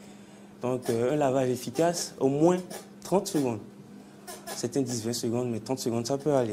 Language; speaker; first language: French; non-native, local second language; Fon